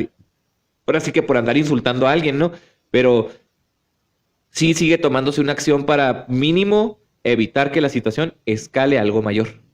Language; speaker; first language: Spanish; native; Spanish